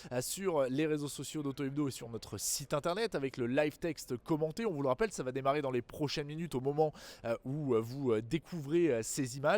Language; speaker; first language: French; native; French